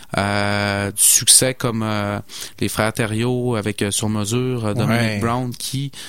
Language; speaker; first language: French; native; French